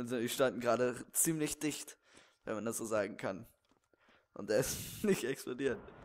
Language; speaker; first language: German; native; German